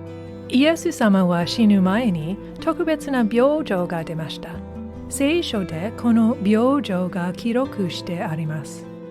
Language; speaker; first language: Japanese; non-native, learner; English